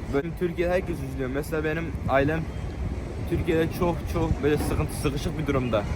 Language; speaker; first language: Turkish; early bilingual, heritage; Turkish